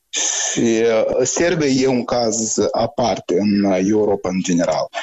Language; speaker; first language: Romanian; native; Romanian